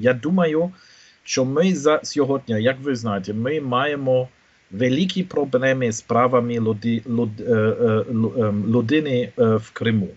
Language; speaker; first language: Ukrainian; non-native, fluent; German